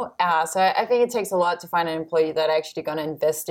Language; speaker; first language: English; non-native, fluent; Danish